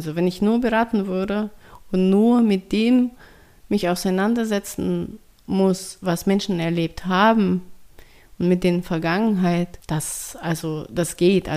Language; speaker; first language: German; non-native, fluent; Russian